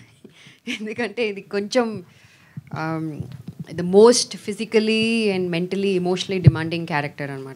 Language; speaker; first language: Telugu; non-native, fluent; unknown